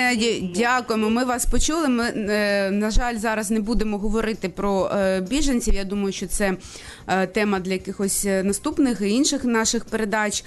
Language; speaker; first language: Ukrainian; native; Ukrainian